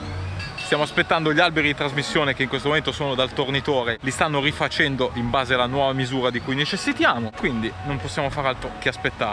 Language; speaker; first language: Italian; native; Italian